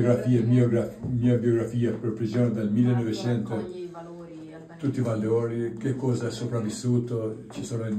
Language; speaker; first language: Italian; non-native, learner; Albanian